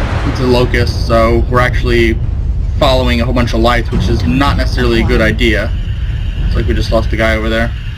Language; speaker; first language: English; native; English